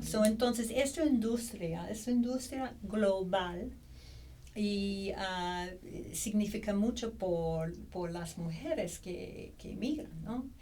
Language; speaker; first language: Spanish; non-native, fluent; English